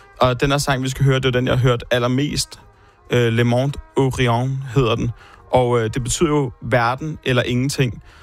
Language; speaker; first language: Danish; early bilingual, other home language; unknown